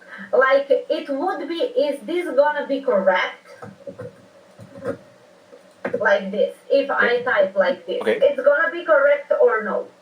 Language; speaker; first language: English; non-native, fluent; Serbian